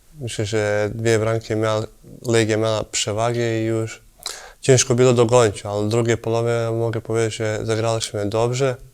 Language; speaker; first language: Polish; non-native, fluent; Bosnian